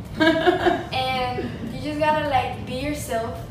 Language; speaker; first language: English; early bilingual, other home language; Spanish